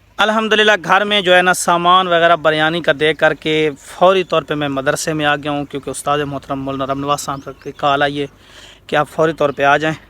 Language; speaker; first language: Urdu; non-native, local second language; Saraiki